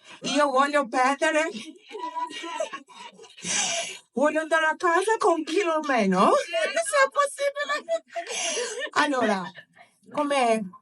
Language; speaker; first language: Italian; early bilingual, other home language; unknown